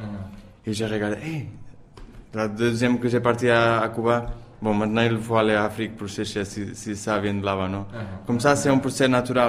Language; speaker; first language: French; non-native, learner; Portuguese